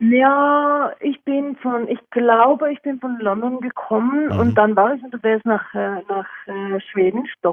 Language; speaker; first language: German; non-native, fluent; Norwegian